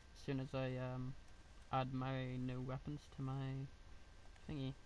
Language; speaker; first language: English; native; English